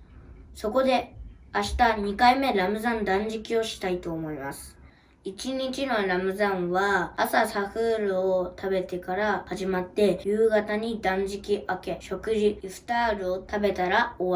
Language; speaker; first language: Japanese; early bilingual, other home language; Uyghur